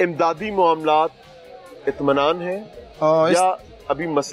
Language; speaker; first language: Urdu; native; Urdu